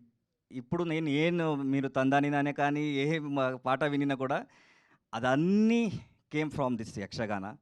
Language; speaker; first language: Telugu; non-native, learner; Kannada